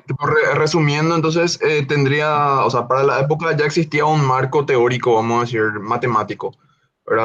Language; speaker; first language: Spanish; native; Spanish